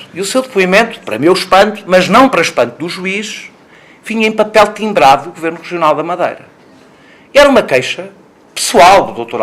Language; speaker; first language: Portuguese; native; Portuguese